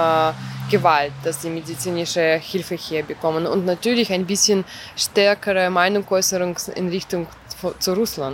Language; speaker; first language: German; non-native, fluent; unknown